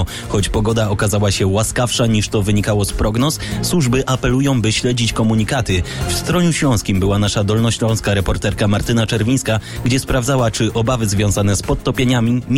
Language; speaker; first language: Polish; native; Polish